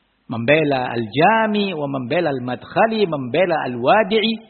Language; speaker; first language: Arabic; non-native, fluent; Indonesian